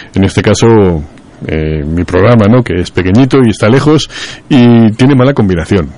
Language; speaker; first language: Spanish; native; Spanish